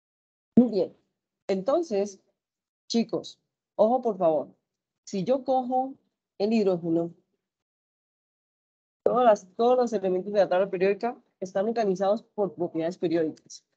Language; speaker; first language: Spanish; native; Spanish